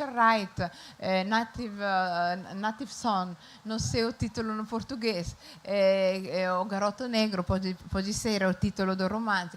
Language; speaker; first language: Portuguese; non-native, fluent; Italian